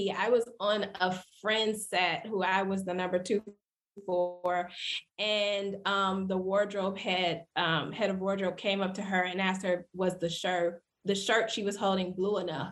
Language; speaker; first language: English; native; English